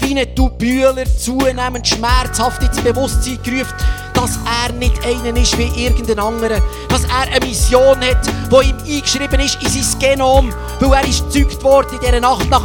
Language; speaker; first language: German; native; German